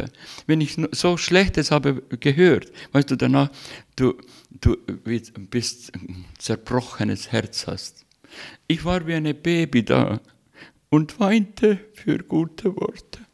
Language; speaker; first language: German; non-native, learner; Russian